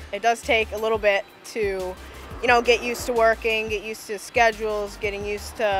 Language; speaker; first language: English; native; English